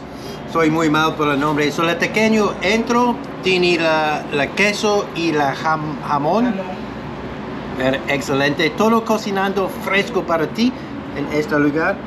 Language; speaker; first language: Spanish; non-native, learner; English